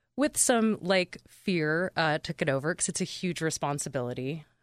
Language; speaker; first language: English; native; English